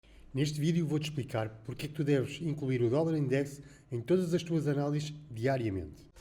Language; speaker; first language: Portuguese; native; Portuguese